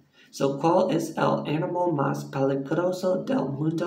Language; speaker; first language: Spanish; non-native, learner; English